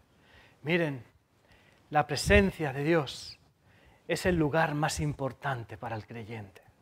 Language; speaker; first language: Spanish; native; Spanish